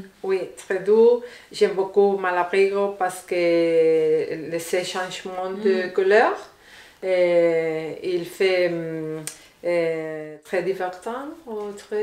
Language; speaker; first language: French; non-native, learner; Spanish